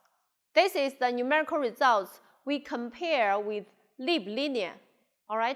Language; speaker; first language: English; non-native, local second language; Chinese